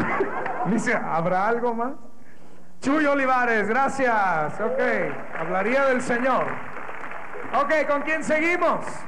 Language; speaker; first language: Spanish; native; Spanish